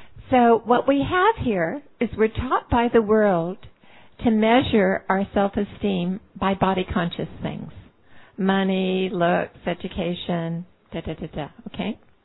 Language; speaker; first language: English; native; English